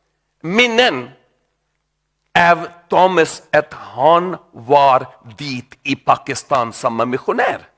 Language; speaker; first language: Swedish; non-native, learner; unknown